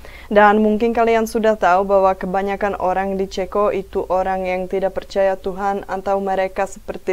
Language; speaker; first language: Indonesian; non-native, fluent; Czech